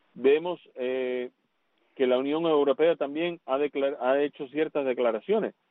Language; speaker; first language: Spanish; early bilingual, heritage; Spanish